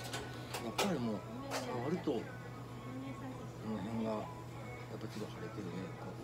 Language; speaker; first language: Japanese; native; Japanese